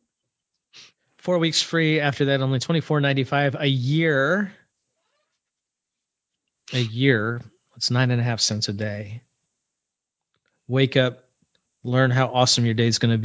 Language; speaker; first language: English; native; English